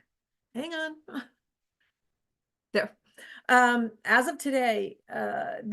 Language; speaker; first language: English; native; English